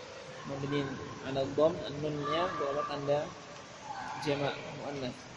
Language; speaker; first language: Arabic; non-native, fluent; Indonesian